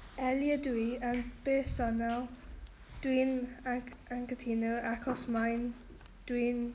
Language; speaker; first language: Welsh; non-native, learner; English